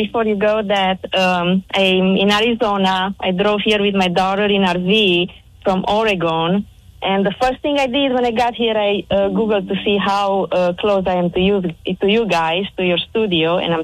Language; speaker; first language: English; non-native, fluent; Romanian